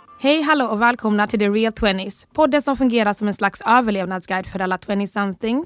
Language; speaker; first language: Swedish; early bilingual, other home language; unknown